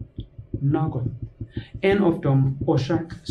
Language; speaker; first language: Swedish; non-native, fluent; Tigrinya